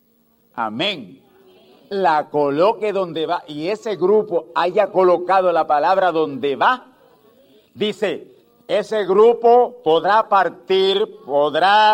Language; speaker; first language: Spanish; native; Spanish